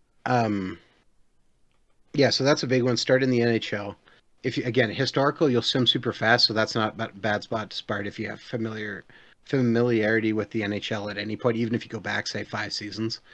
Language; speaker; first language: English; native; English